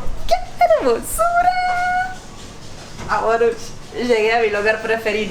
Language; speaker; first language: Spanish; non-native, fluent; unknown